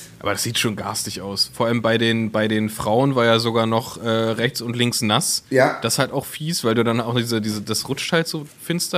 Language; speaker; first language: German; native; German